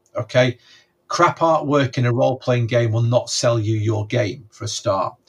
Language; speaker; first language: English; native; English